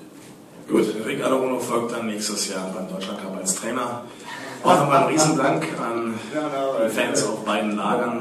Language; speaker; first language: German; native; German